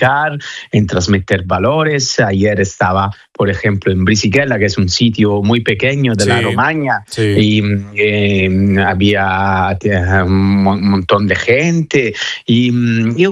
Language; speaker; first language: Spanish; non-native, fluent; Italian